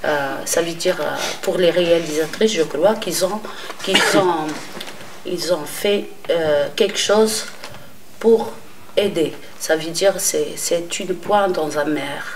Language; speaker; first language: French; non-native, local second language; Arabic